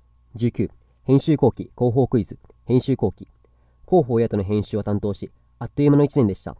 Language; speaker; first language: Japanese; native; Japanese